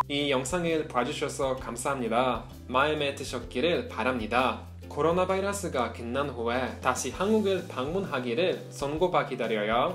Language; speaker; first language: Korean; non-native, learner; Norwegian